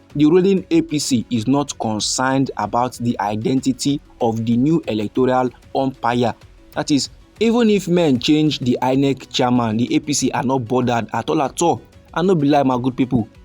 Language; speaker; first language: Nigerian Pidgin; native; Nigerian Pidgin